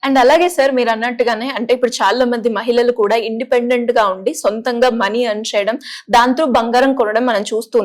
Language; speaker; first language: Telugu; native; Telugu